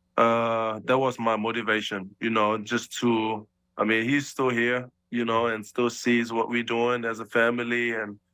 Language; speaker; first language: English; early bilingual, other home language; German